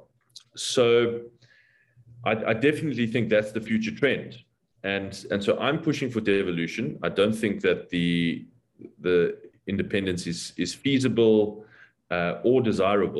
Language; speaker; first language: English; native; English